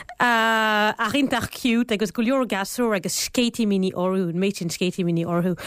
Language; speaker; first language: Irish; non-native, fluent; French